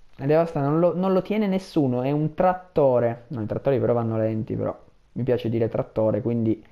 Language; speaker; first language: Italian; native; Italian